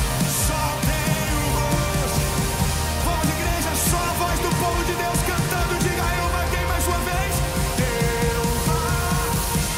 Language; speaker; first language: Portuguese; native; Portuguese